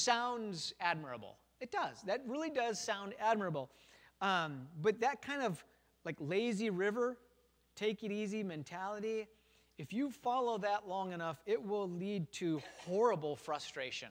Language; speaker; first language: English; native; English